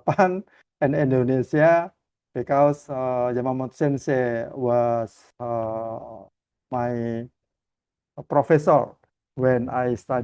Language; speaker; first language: English; non-native, learner; Indonesian